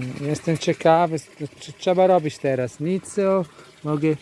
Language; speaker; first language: Polish; non-native, learner; Italian